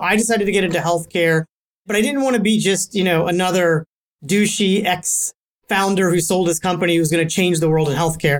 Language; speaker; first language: English; native; English